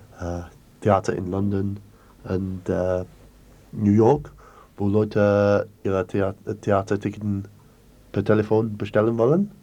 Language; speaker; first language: German; non-native, learner; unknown